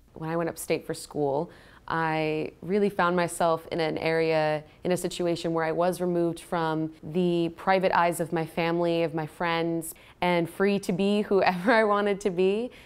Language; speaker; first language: English; native; English